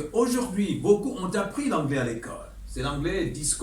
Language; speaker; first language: French; native; French